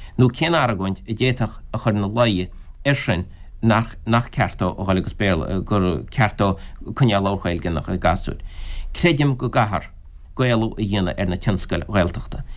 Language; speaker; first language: Irish; native; Irish